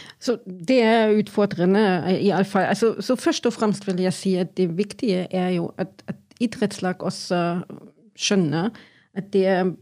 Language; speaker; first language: Norwegian; non-native, fluent; German